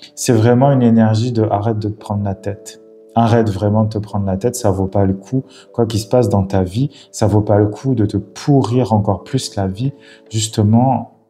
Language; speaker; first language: French; native; French